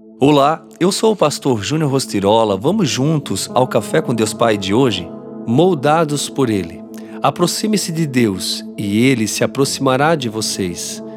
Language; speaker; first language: Portuguese; native; Portuguese